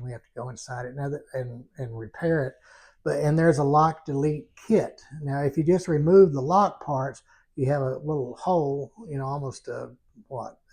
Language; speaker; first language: English; native; English